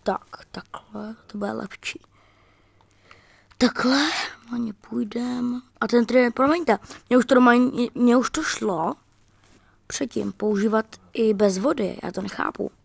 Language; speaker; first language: Czech; native; Czech